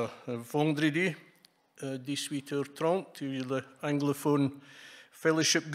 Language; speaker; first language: French; non-native, fluent; English